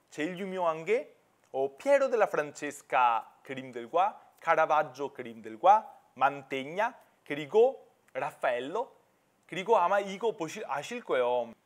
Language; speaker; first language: Korean; non-native, fluent; Italian